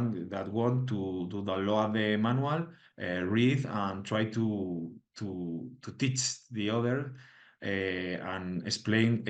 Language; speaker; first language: English; non-native, learner; Spanish